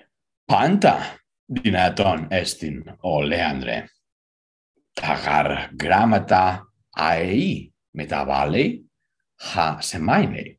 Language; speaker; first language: Greek; non-native, fluent; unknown